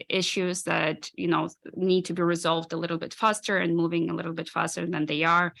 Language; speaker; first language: English; non-native, fluent; Ukrainian